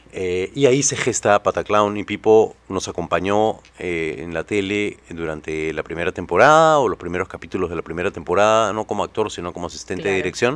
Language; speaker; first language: Spanish; native; Spanish